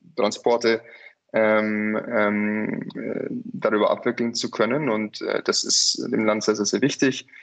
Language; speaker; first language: German; native; German